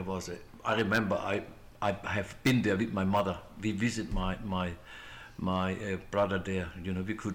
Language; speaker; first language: English; non-native, fluent; German